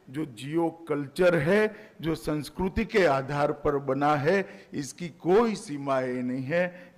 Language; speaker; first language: Hindi; non-native, local second language; Gujarati